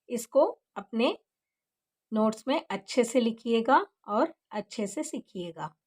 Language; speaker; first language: Hindi; non-native, local second language; Kannada